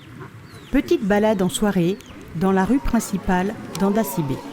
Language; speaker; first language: French; native; French